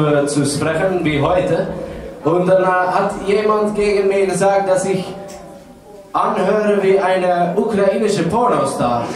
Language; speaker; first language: German; non-native, learner; Dutch